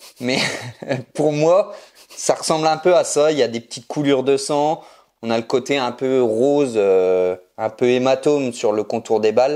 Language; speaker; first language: French; native; French